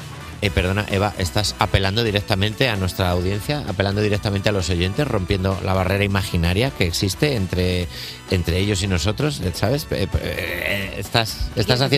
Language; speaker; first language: Spanish; native; Spanish